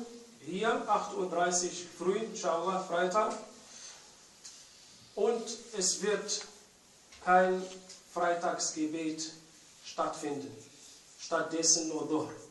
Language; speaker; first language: German; non-native, fluent; Arabic